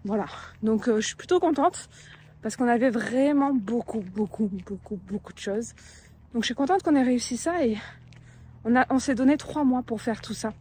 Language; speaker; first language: French; native; French